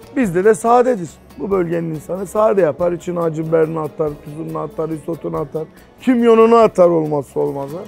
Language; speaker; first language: Turkish; native; Turkish